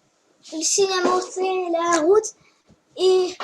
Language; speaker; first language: French; non-native, learner; Russian